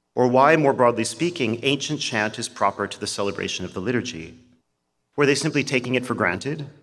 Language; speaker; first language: English; native; English